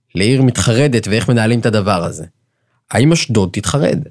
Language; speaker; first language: Hebrew; native; Hebrew